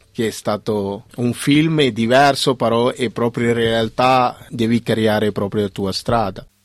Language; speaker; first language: Italian; non-native, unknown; Punjabi